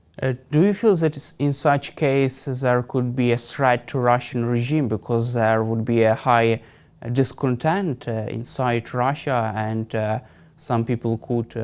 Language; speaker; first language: English; non-native, fluent; Ukrainian